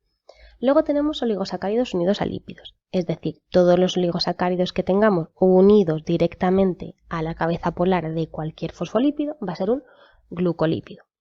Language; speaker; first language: Spanish; native; Spanish